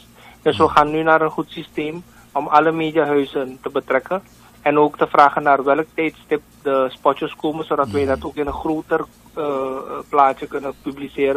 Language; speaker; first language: Dutch; native; Dutch